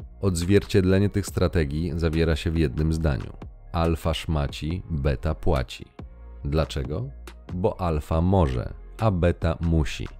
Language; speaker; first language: Polish; native; Polish